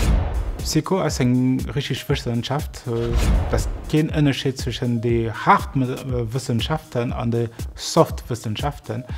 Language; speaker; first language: German; non-native, local second language; Luxembourgish